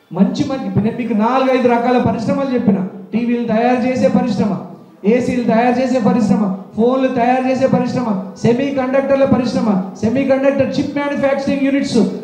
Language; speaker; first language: Telugu; native; Telugu